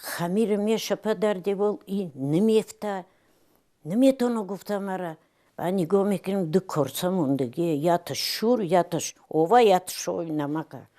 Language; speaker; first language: Tajik; non-native, fluent; Russian